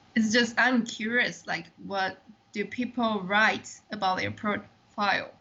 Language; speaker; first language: English; non-native, fluent; Chinese